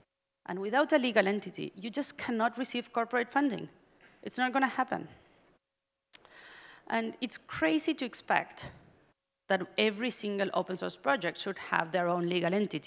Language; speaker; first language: English; non-native, fluent; Spanish